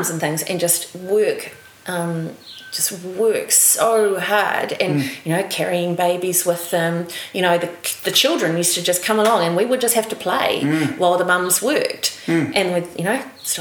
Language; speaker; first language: English; native; English